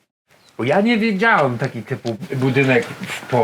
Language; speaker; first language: Polish; non-native, learner; English